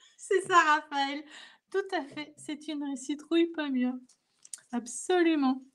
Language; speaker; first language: French; native; French